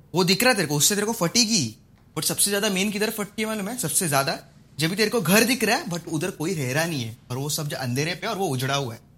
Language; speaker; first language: Hindi; non-native, local second language; Marathi